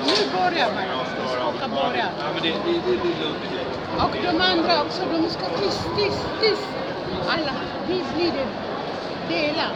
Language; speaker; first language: Swedish; non-native, learner; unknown